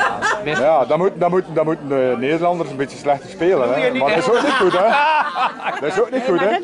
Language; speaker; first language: Dutch; native; Dutch